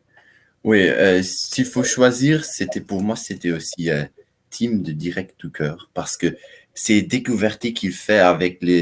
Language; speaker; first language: French; non-native, learner; German